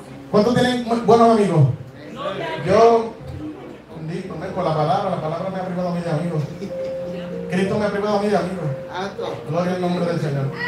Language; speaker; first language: Spanish; native; Spanish